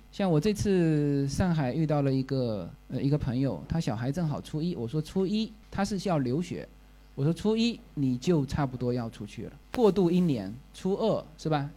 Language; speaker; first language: Chinese; native; Chinese